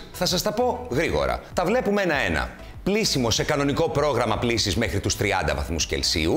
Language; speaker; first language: Greek; native; Greek